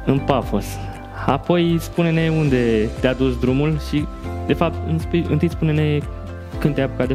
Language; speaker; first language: Romanian; native; Romanian